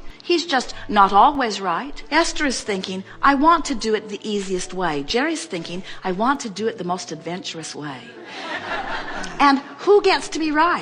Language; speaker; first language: English; native; English